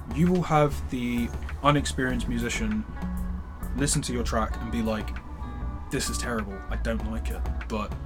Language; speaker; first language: English; native; English